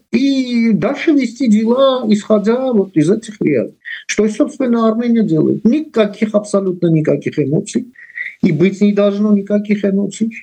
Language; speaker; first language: Russian; non-native, local second language; Armenian